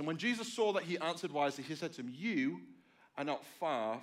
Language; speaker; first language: English; native; English